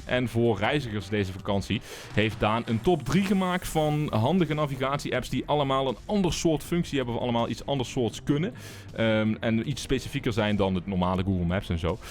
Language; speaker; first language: Dutch; native; Dutch